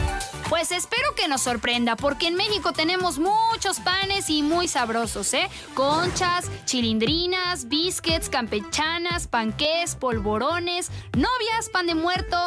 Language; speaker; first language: Spanish; native; Spanish